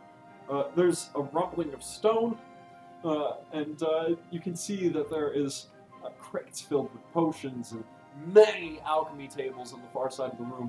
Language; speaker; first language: English; native; English